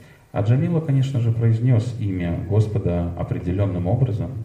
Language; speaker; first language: Russian; native; Russian